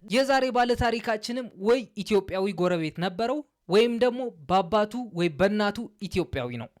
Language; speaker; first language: Amharic; native; Amharic